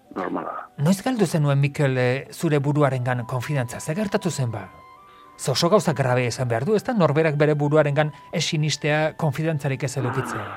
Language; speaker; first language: Basque; native; Basque